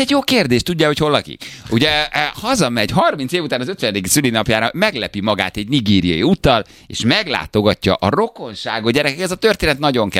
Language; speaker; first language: Hungarian; native; Hungarian